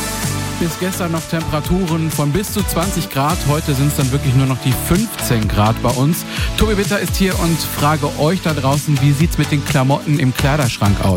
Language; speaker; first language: German; native; German